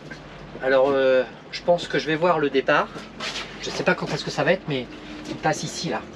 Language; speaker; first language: French; native; French